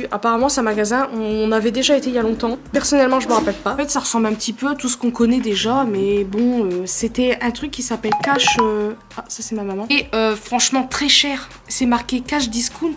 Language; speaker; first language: French; native; French